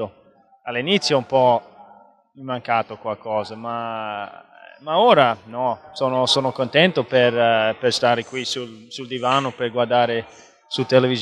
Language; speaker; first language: Italian; non-native, fluent; English